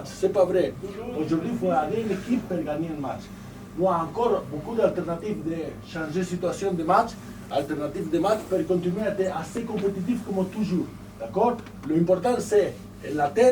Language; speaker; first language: French; non-native, learner; Spanish